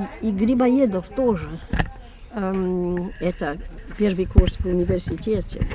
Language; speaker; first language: Russian; non-native, fluent; English